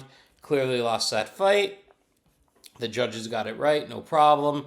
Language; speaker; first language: English; native; English